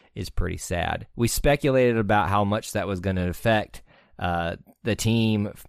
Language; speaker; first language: English; native; English